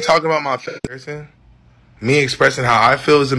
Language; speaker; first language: English; native; English